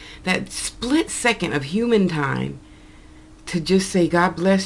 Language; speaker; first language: English; native; English